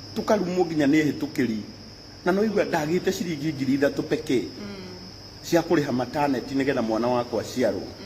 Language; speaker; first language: Kikuyu; native; Kikuyu